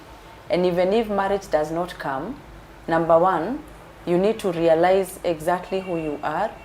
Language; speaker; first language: English; non-native, local second language; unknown